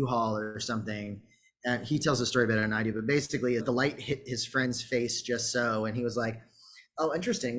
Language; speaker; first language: English; native; English